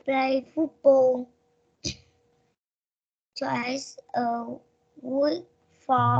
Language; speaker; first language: English; non-native, learner; Vietnamese